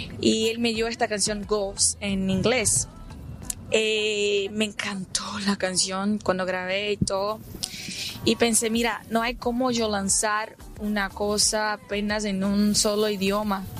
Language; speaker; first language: Spanish; non-native, fluent; Portuguese